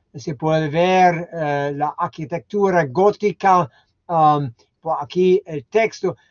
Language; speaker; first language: Spanish; non-native, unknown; German